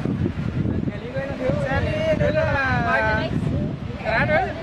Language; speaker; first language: Danish; native; Danish